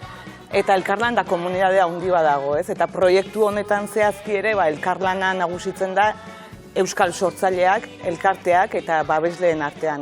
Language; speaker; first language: Basque; native; Basque